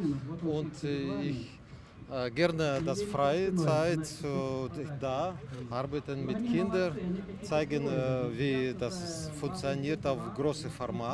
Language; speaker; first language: German; non-native, learner; Russian